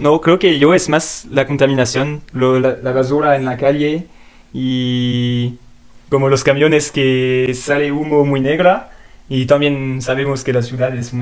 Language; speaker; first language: Spanish; non-native, learner; French